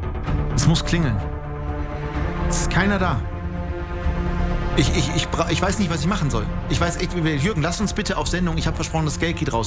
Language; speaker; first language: German; native; German